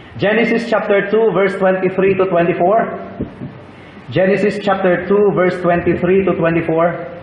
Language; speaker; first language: Filipino; non-native, local second language; Cebuano